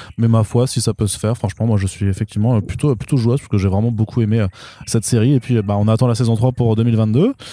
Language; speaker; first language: French; native; French